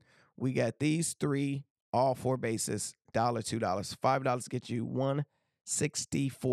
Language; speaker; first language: English; native; English